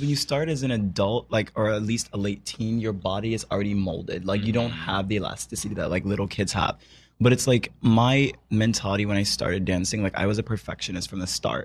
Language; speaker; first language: English; native; English